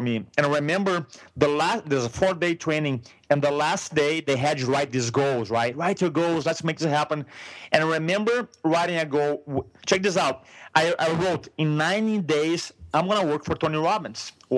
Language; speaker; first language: English; non-native, fluent; Portuguese